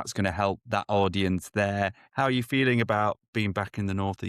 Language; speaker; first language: English; native; English